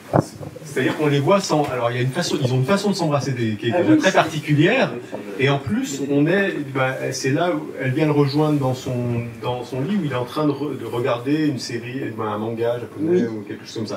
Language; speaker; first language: French; native; French